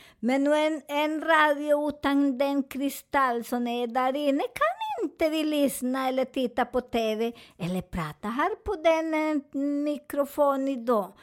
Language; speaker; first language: Swedish; non-native, learner; Spanish